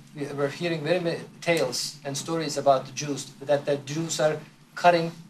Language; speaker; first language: English; non-native, fluent; Turkish